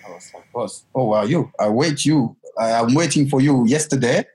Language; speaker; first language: English; non-native, fluent; French